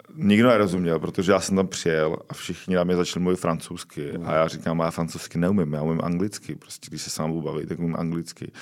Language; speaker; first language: Czech; native; Czech